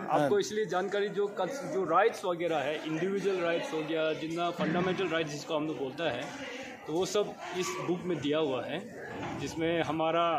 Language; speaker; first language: Hindi; non-native, local second language; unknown